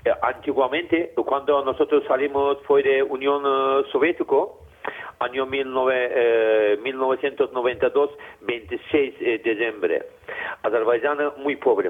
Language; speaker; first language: Spanish; non-native, learner; Azerbaijani